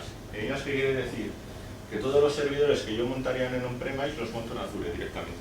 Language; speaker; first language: Spanish; native; Spanish